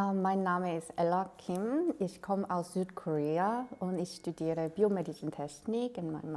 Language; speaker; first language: German; non-native, fluent; Korean